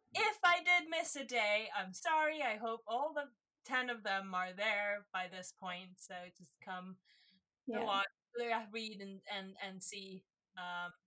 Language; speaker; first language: English; non-native, fluent; Estonian